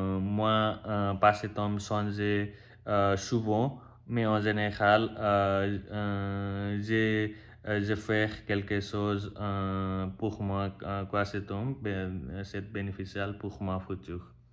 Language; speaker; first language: French; non-native, learner; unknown